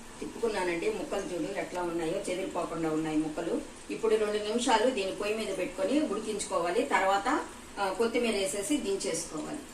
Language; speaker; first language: Telugu; native; Telugu